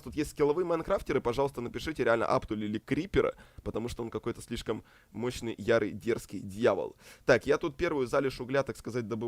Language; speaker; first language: Russian; native; Russian